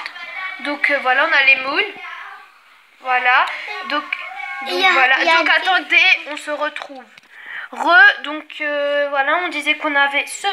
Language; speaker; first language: French; native; French